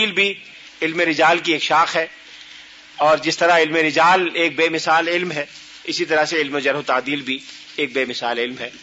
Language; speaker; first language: Urdu; native; Urdu